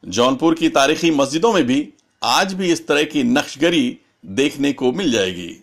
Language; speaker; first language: Urdu; native; Urdu